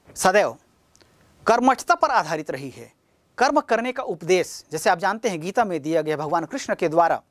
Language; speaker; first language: Hindi; native; Hindi